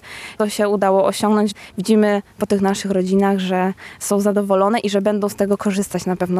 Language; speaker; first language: Polish; native; Polish